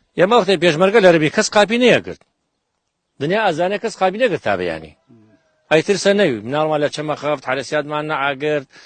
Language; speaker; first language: Central Kurdish; native; Central Kurdish